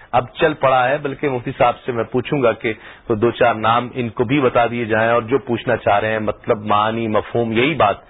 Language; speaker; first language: Urdu; native; Urdu